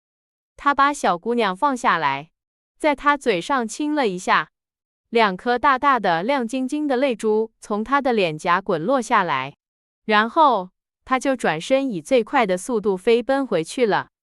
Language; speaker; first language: Chinese; native; Chinese